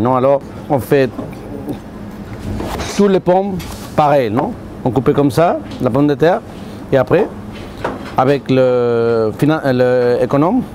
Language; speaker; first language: French; non-native, fluent; Spanish